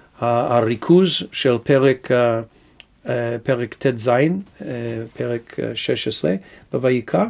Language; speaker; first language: Hebrew; non-native, fluent; English